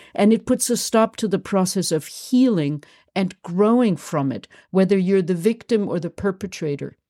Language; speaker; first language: English; non-native, fluent; German